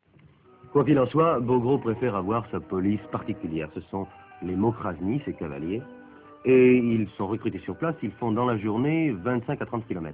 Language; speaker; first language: French; native; French